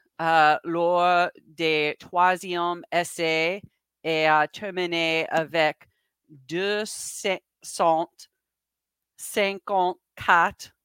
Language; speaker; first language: French; non-native, learner; English